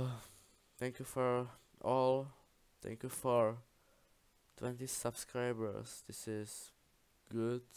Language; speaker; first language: English; non-native, learner; Czech